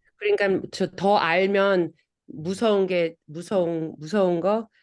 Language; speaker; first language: Korean; early bilingual, heritage; Korean